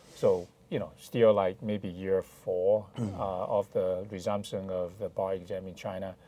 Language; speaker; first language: English; non-native, fluent; Chinese